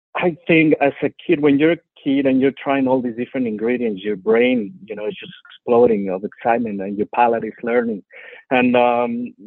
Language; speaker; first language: English; non-native, fluent; Spanish